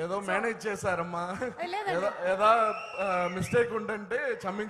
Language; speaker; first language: Telugu; non-native, learner; Tamil